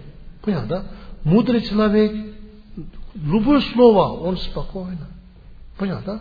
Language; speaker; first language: Russian; non-native, learner; Tibetan